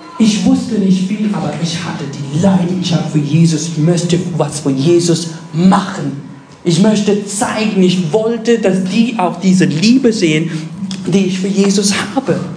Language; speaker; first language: German; non-native, fluent; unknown